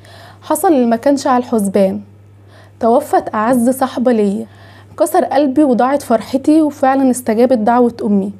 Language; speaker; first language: Arabic; native; Arabic